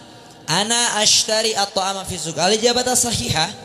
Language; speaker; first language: Arabic; non-native, fluent; Indonesian